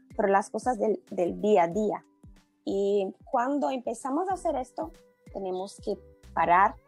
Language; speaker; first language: Spanish; non-native, learner; Portuguese